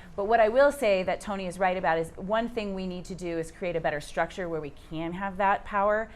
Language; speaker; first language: English; native; English